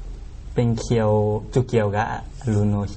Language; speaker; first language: Japanese; non-native, learner; Thai